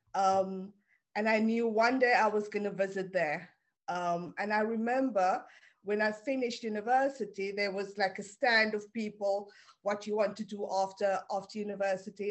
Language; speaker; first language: English; non-native, local second language; Afrikaans